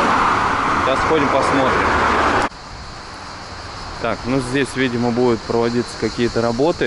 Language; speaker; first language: Russian; native; Russian